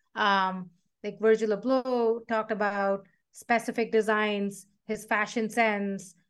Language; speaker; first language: English; non-native, local second language; Tamil